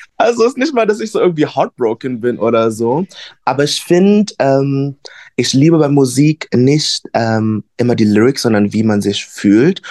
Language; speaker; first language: German; early bilingual, other home language; Vietnamese